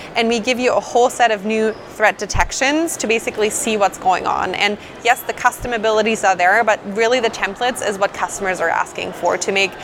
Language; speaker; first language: English; non-native, fluent; German